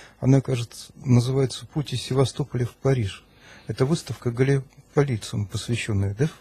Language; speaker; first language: Russian; native; Russian